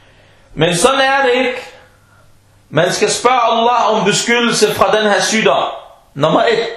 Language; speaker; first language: Danish; non-native, fluent; Arabic